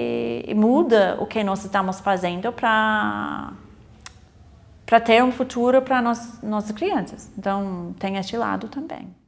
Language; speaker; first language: Portuguese; non-native, fluent; English